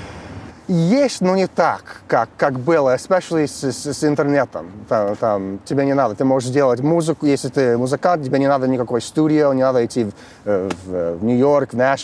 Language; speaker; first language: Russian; early bilingual, heritage; English